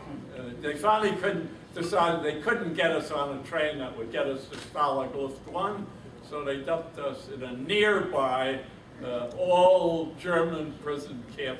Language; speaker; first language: English; native; English